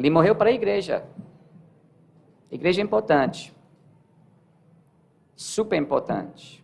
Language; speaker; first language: Portuguese; non-native, learner; English